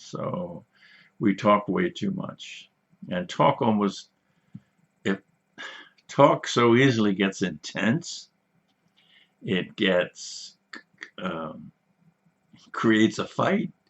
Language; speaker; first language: English; native; English